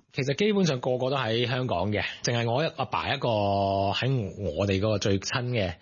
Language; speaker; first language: Cantonese; early bilingual, heritage; Cantonese